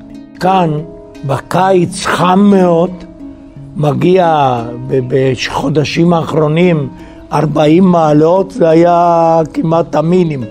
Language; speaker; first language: Hebrew; non-native, fluent; Italian